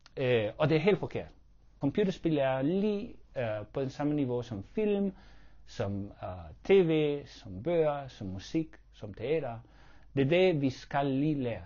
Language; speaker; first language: Danish; non-native, fluent; Spanish